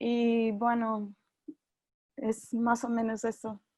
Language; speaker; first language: Spanish; non-native, fluent; Portuguese